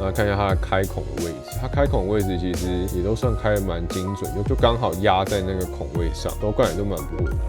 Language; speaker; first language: Chinese; native; Chinese